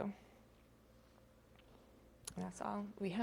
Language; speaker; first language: English; native; English